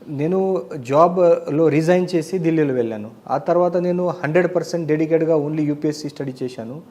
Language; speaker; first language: Telugu; non-native, learner; Marathi